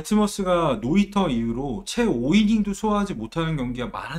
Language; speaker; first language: Korean; native; Korean